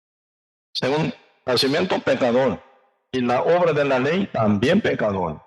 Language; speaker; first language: Spanish; non-native, learner; Korean